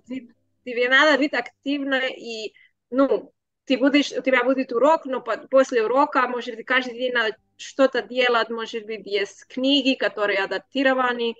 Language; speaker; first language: Russian; non-native, learner; Spanish